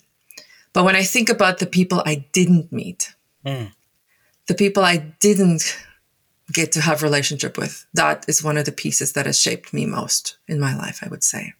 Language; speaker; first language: English; non-native, local second language; Afrikaans